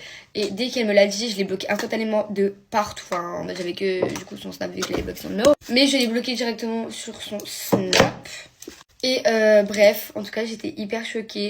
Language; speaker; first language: French; native; French